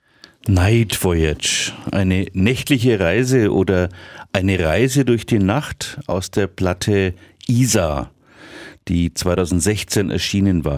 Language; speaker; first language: German; native; German